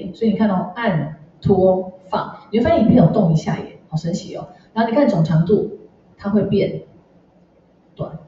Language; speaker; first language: Chinese; native; Chinese